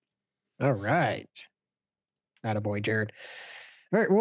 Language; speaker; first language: English; native; English